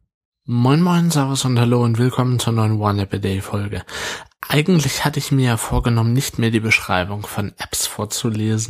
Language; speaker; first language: German; native; German